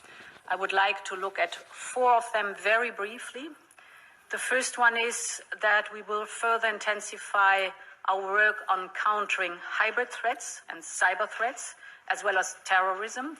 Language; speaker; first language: English; non-native, fluent; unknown